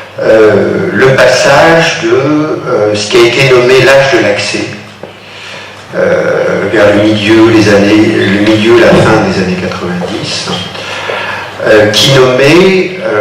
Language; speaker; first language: French; native; French